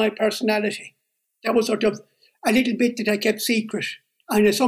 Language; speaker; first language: English; native; English